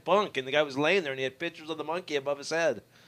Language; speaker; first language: English; native; English